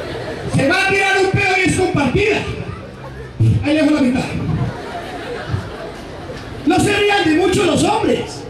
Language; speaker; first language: Spanish; native; Spanish